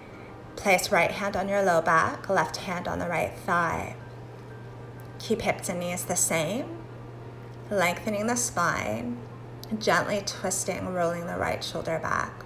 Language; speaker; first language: English; native; English